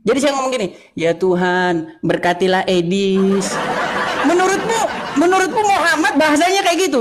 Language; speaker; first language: Indonesian; native; Indonesian